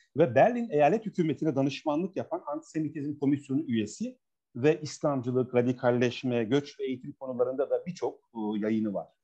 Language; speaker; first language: Turkish; native; Turkish